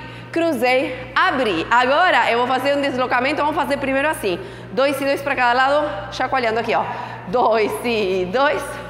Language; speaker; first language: Portuguese; non-native, fluent; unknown